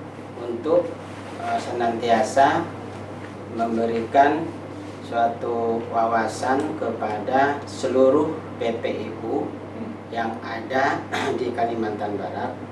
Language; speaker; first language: Indonesian; native; Indonesian